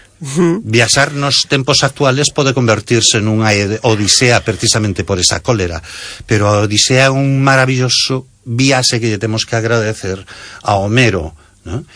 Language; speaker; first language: Galician; non-native, local second language; Spanish